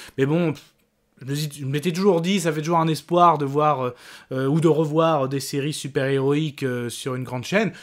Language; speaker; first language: French; native; French